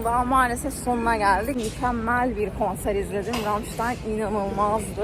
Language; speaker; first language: Turkish; native; Turkish